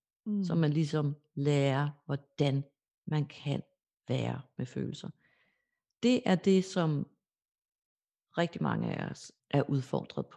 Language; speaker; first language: Danish; native; Danish